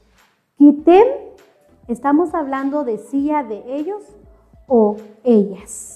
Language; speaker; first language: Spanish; non-native, local second language; Kʼicheʼ